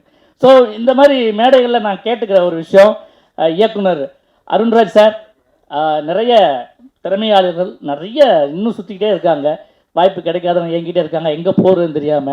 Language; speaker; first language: Tamil; native; Tamil